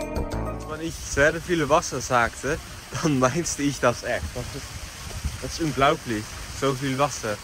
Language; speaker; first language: German; non-native, learner; Dutch